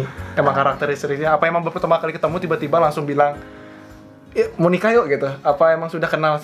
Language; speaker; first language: Indonesian; native; Indonesian